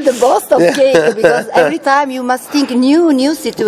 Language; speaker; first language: English; non-native, learner; Italian